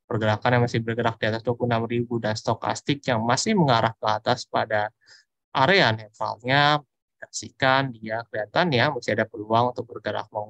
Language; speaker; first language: Indonesian; native; Indonesian